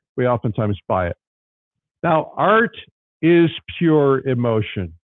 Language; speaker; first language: English; native; English